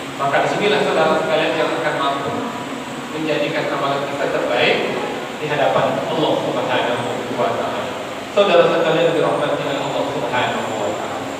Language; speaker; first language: Indonesian; native; Indonesian